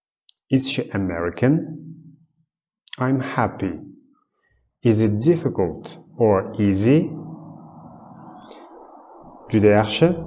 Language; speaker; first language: English; non-native, fluent; Uzbek